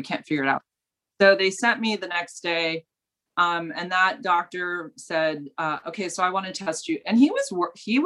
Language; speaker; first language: English; native; English